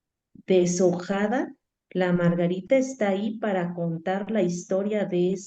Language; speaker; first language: Spanish; native; Spanish